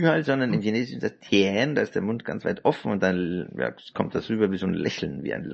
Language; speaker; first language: German; native; German